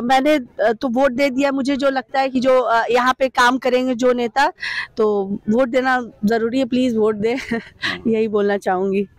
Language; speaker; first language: Hindi; native; Hindi